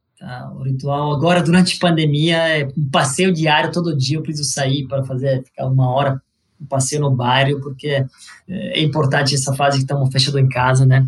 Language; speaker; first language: Portuguese; non-native, fluent; Italian